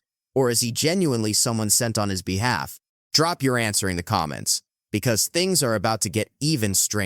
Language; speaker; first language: English; native; English